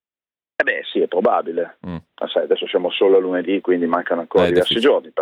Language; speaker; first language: Italian; native; Italian